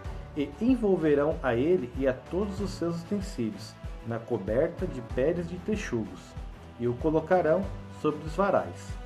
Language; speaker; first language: Portuguese; native; Portuguese